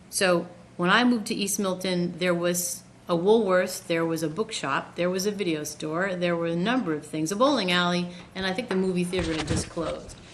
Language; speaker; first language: English; native; English